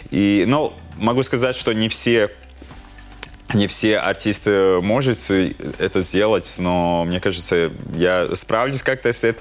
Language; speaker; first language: Russian; non-native, local second language; Latvian